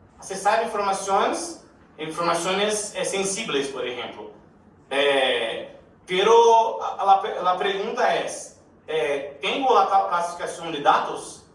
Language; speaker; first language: Spanish; non-native, learner; Portuguese